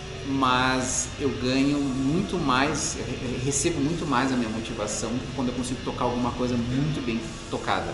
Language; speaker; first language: Portuguese; native; Portuguese